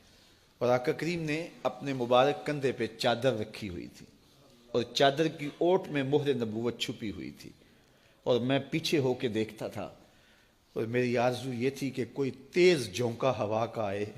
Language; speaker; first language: Urdu; native; Urdu